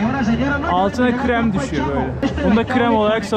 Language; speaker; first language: Turkish; native; Turkish